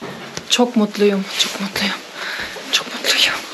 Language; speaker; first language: Turkish; non-native, learner; German